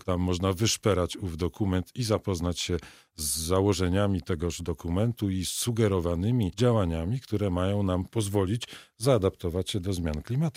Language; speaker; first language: Polish; native; Polish